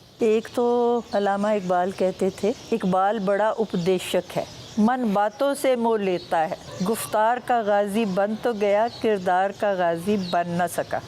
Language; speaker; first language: Urdu; non-native, local second language; Punjabi